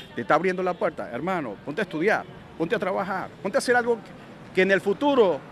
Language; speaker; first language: Spanish; native; Spanish